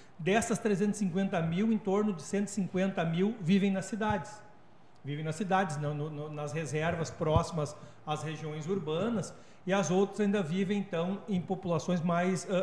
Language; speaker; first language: Portuguese; native; Portuguese